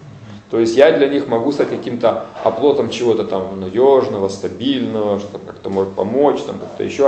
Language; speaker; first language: Russian; native; Russian